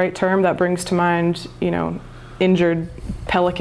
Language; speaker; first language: English; native; English